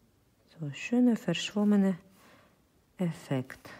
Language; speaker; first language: German; non-native, fluent; Russian